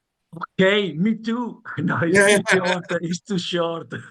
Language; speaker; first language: English; non-native, learner; Italian